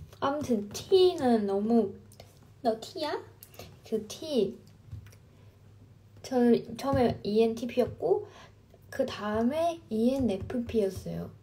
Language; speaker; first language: Korean; non-native, fluent; Chinese